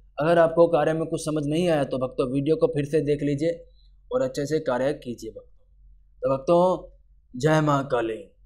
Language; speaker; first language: Hindi; native; Hindi